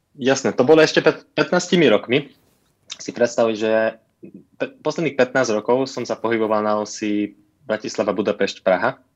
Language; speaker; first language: Slovak; non-native, local second language; Hungarian